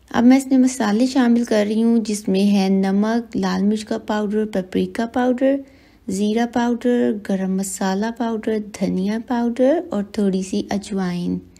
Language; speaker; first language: Hindi; native; Hindi